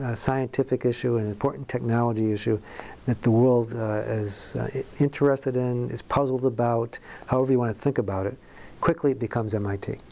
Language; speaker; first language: English; native; English